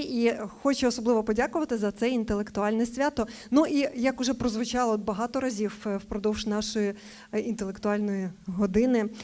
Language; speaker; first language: Ukrainian; native; Ukrainian